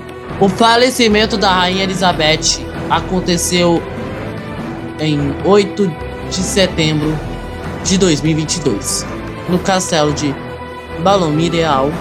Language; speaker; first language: Portuguese; native; Portuguese